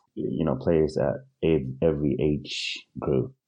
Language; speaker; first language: English; early bilingual, other home language; Swedish